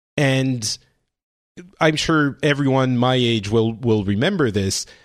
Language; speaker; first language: English; non-native, fluent; French